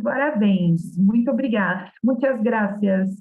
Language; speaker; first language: Portuguese; non-native, fluent; Spanish